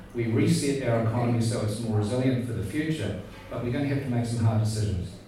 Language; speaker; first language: English; native; English